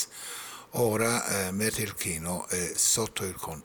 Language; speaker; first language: Italian; non-native, fluent; Persian